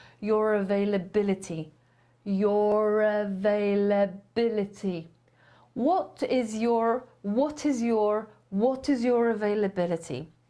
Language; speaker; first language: English; non-native, fluent; Polish